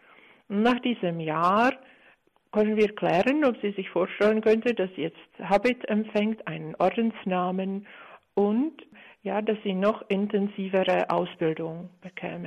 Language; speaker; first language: German; non-native, fluent; Czech